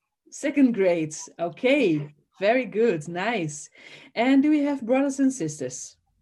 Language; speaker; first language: English; non-native, fluent; Dutch